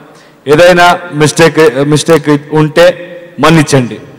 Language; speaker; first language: Telugu; non-native, learner; Kannada